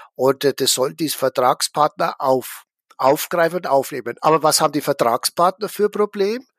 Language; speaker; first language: German; native; German